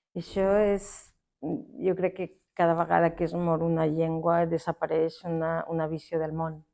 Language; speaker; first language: Catalan; non-native, fluent; Spanish